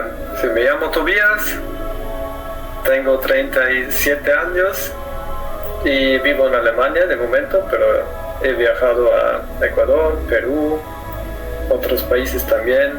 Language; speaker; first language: Spanish; non-native, fluent; German